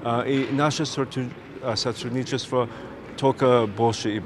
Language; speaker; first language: Russian; non-native, learner; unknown